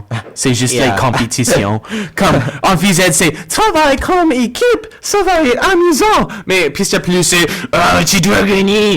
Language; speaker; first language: French; non-native, learner; English